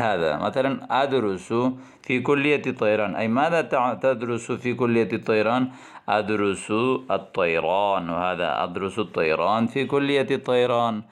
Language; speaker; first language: Arabic; non-native, fluent; Urdu